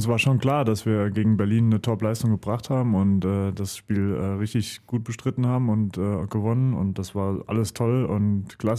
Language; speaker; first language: German; native; German